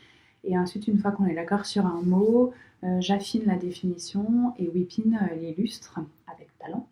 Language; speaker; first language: French; native; French